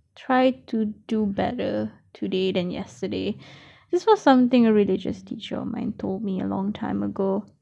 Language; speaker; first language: English; non-native, local second language; Malay